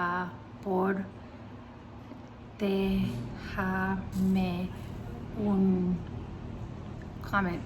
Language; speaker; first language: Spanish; early bilingual, heritage; Spanish